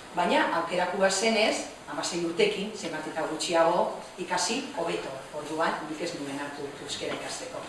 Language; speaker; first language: Basque; non-native, local second language; Spanish